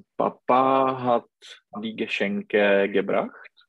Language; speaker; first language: German; non-native, learner; Czech